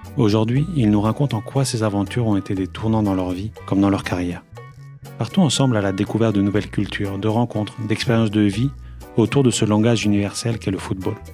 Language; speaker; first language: French; native; French